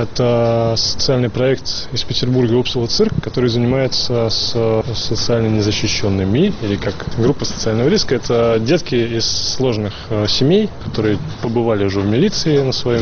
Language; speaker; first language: Russian; native; Russian